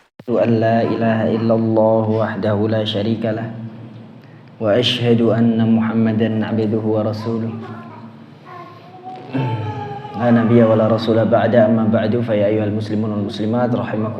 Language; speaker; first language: Arabic; non-native, fluent; Indonesian